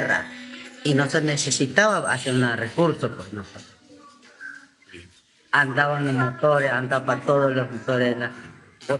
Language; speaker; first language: Spanish; non-native, local second language; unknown